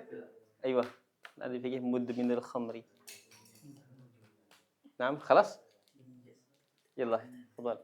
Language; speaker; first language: Arabic; non-native, fluent; Indonesian